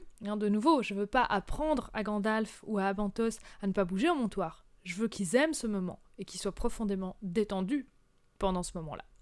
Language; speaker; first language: French; native; French